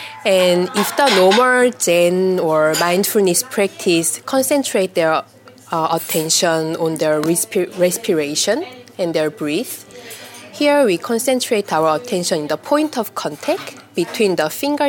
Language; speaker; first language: English; non-native, fluent; Korean